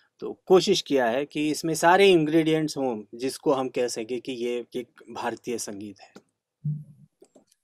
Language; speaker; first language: Hindi; non-native, local second language; Kannada